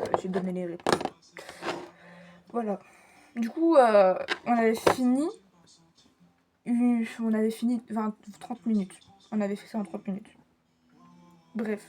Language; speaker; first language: French; native; French